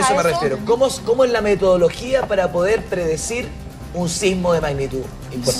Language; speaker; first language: Spanish; native; Spanish